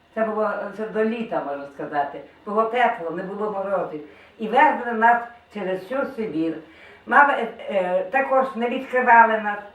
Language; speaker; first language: Ukrainian; native; Ukrainian